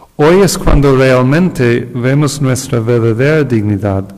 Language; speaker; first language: Spanish; non-native, fluent; English